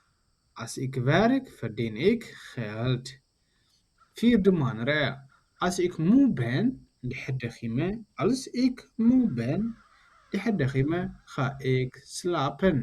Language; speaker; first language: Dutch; non-native, learner; Tigrinya